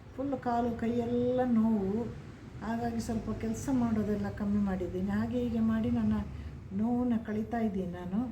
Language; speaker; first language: Kannada; non-native, local second language; Malayalam